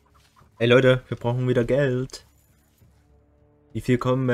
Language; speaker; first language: German; native; German